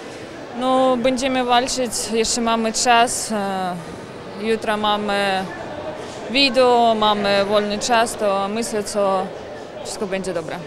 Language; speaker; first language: Polish; non-native, learner; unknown